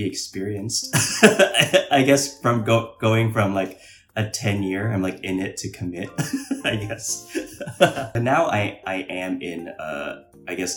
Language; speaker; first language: English; non-native, local second language; Cantonese